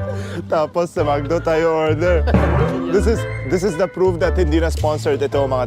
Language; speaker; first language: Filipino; non-native, learner; Arabic